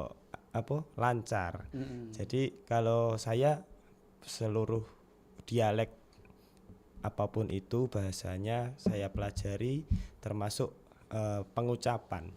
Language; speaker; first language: Indonesian; non-native, local second language; Javanese